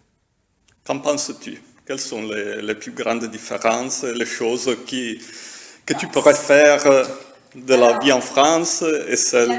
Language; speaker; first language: French; non-native, fluent; Italian